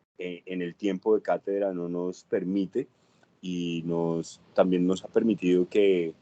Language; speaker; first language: Spanish; native; Spanish